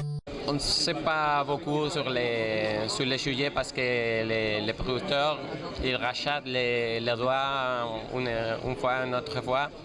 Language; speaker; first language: French; non-native, fluent; Spanish